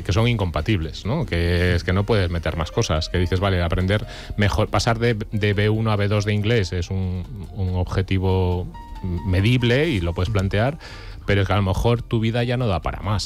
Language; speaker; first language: Spanish; native; Spanish